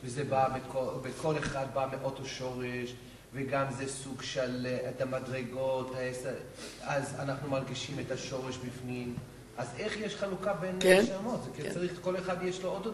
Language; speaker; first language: Hebrew; non-native, fluent; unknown